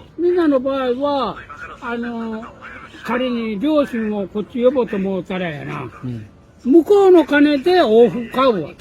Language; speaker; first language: Japanese; native; Japanese